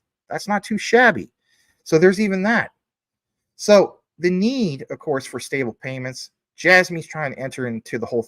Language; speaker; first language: English; native; English